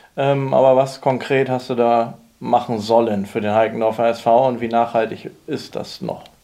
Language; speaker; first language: German; native; German